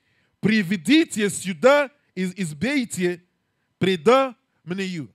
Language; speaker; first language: Russian; non-native, learner; English